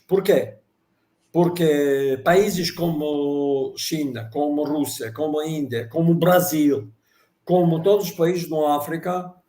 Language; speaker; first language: Portuguese; non-native, fluent; Russian